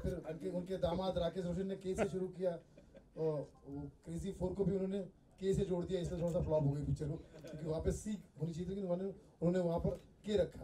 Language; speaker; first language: Hindi; native; Hindi